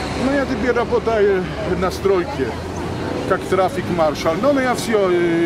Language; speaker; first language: Russian; non-native, learner; Polish